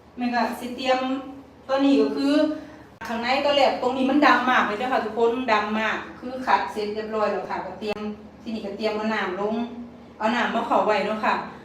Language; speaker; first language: Thai; native; Thai